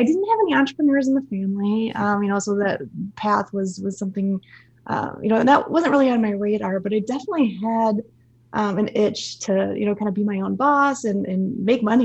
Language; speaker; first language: English; native; English